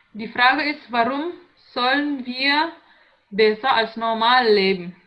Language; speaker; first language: German; non-native, learner; Indonesian